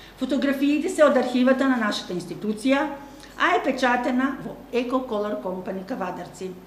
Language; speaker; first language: Macedonian; native; Macedonian